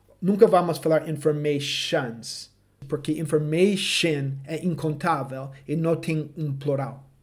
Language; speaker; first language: Portuguese; non-native, fluent; English